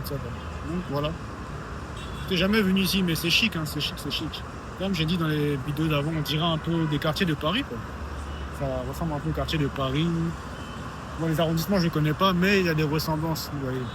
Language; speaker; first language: French; native; French